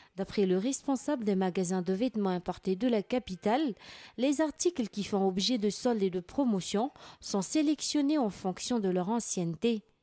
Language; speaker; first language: French; non-native, local second language; Malagasy